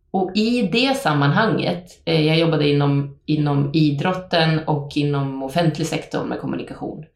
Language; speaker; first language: Swedish; native; Swedish